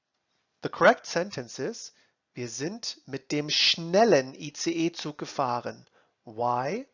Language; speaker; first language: German; non-native, fluent; English